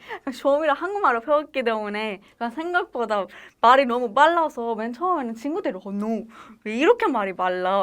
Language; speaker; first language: Korean; non-native, fluent; Persian